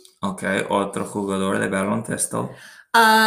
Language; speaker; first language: Spanish; non-native, learner; English